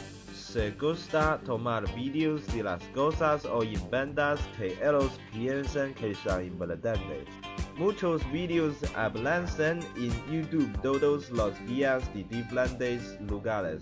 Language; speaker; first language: Spanish; non-native, learner; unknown